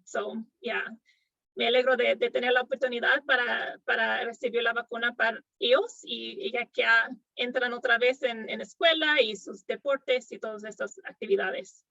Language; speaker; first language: Spanish; non-native, fluent; English